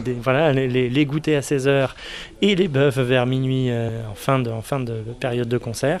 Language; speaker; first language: French; native; French